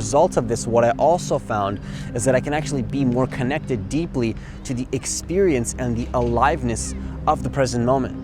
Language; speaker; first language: English; native; English